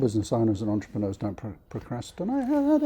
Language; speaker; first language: English; native; English